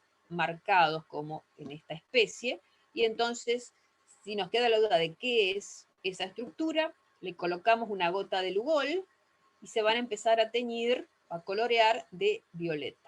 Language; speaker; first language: Spanish; native; Spanish